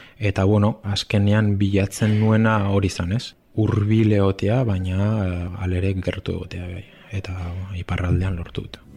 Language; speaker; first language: Basque; non-native, local second language; Spanish